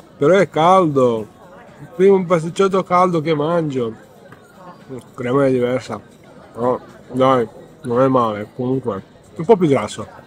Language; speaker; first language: Italian; non-native, fluent; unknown